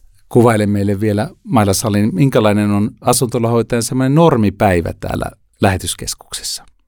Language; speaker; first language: Finnish; native; Finnish